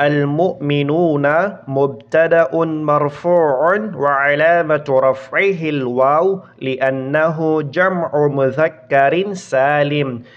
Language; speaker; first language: Arabic; non-native, fluent; Filipino